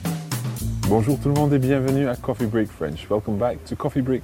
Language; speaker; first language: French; non-native, fluent; English